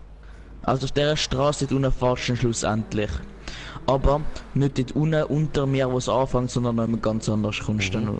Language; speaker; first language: German; native; German